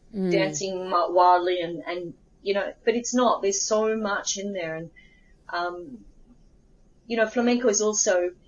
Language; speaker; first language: English; early bilingual, other home language; Spanish